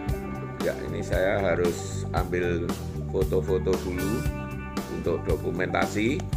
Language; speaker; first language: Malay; non-native, local second language; Javanese